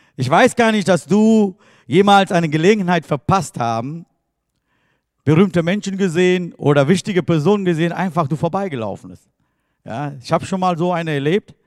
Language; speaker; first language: German; non-native, fluent; Tamil